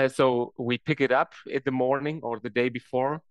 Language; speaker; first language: English; non-native, fluent; German